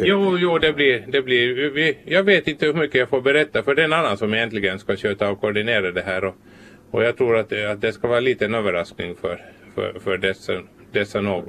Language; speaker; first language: Swedish; native; Swedish